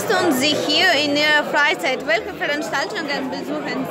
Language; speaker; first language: German; non-native, fluent; Russian